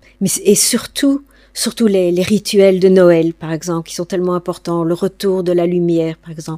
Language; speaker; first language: French; non-native, fluent; English